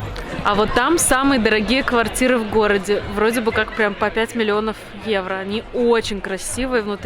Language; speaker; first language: Russian; native; Russian